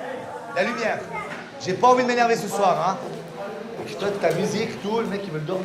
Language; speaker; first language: French; native; French